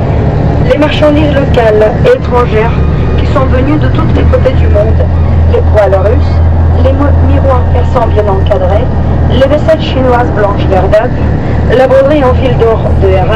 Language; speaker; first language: French; non-native, fluent; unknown